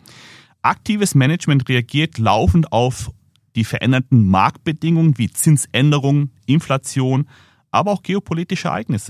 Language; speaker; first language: German; native; German